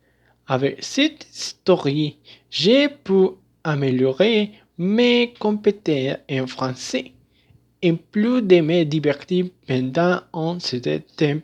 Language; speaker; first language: French; non-native, learner; Spanish